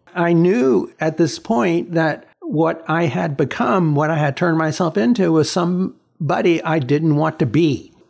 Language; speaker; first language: English; early bilingual, other home language; Chinese